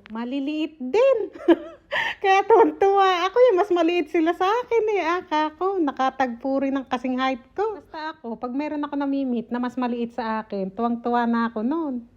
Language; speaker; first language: Filipino; native; Filipino